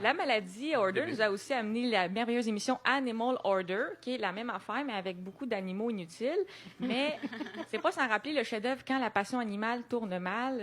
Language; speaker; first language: French; native; French